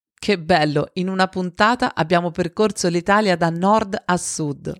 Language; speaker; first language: Italian; native; Italian